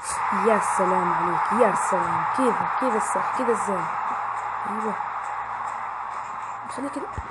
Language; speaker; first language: Arabic; native; Arabic